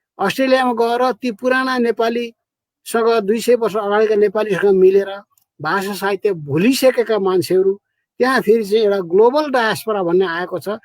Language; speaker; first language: Nepali; native; Nepali